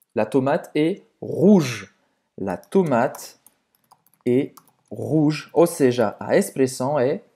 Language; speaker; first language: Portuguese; non-native, fluent; French